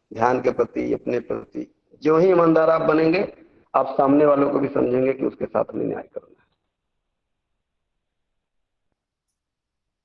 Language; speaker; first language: Hindi; native; Hindi